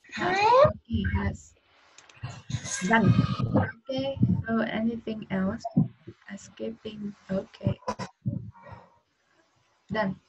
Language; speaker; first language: English; non-native, learner; Vietnamese